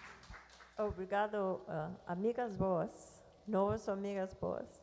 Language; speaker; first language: Portuguese; non-native, learner; English